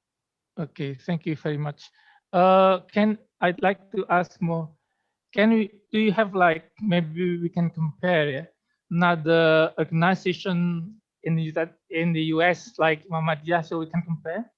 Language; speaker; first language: English; non-native, fluent; Indonesian